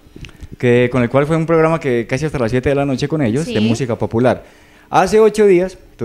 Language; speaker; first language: Spanish; native; Spanish